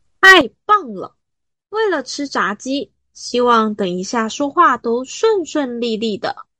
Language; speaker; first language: Chinese; native; Chinese